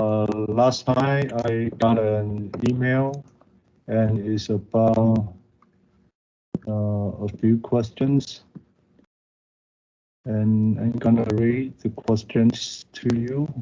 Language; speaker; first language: English; non-native, learner; Chinese